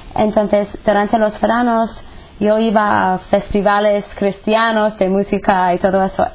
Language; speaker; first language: Spanish; non-native, fluent; English